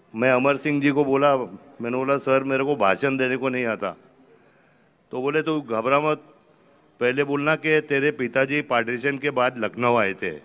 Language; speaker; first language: Hindi; native; Hindi